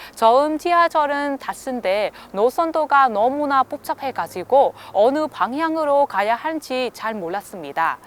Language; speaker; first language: Korean; non-native, fluent; Vietnamese